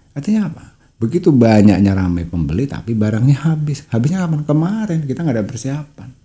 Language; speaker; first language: Indonesian; non-native, local second language; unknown